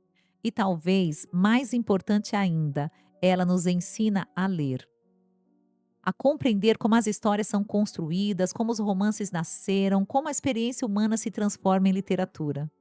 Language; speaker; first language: Portuguese; native; Portuguese